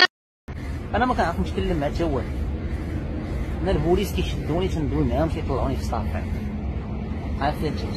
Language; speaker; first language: Arabic; native; Arabic